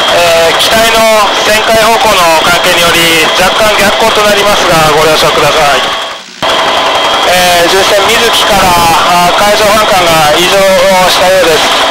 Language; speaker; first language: Japanese; native; Japanese